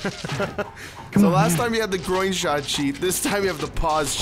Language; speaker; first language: English; native; English